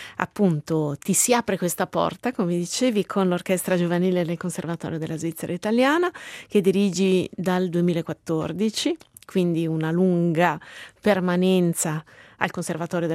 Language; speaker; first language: Italian; native; Italian